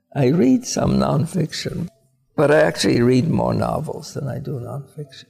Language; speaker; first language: English; early bilingual, other home language; Polish